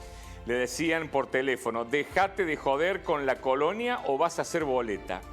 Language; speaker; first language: Spanish; native; Spanish